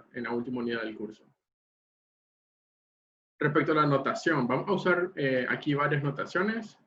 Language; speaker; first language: Spanish; native; Spanish